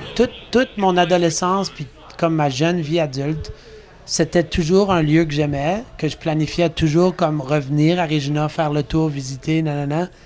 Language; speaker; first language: French; native; French